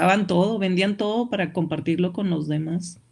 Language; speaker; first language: Spanish; native; Spanish